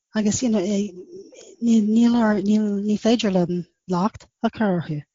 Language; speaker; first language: Irish; non-native, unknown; English